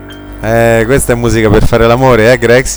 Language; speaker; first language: Italian; native; Italian